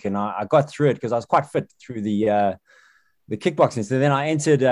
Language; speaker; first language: English; native; English